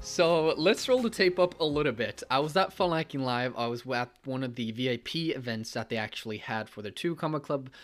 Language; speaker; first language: English; non-native, fluent; Swedish